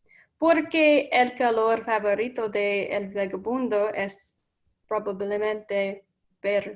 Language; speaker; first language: Spanish; non-native, learner; English